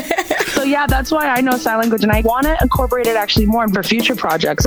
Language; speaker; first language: English; native; English